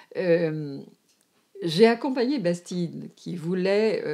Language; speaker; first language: French; native; French